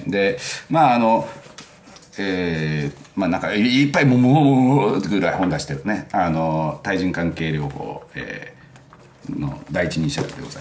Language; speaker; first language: Japanese; native; Japanese